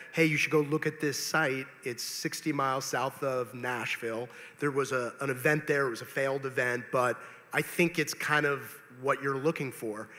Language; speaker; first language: English; native; English